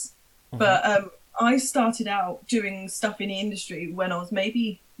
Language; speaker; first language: English; native; English